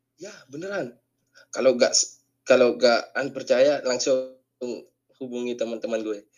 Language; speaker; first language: Indonesian; non-native, local second language; Madurese